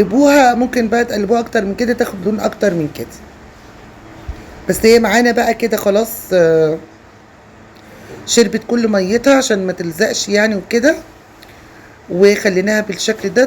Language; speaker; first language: Arabic; native; Arabic